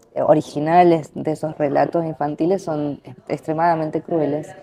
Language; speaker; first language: Spanish; native; Spanish